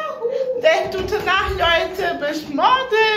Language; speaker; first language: German; early bilingual, other home language; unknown